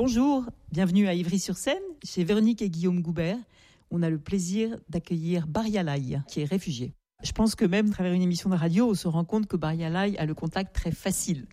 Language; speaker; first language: French; native; French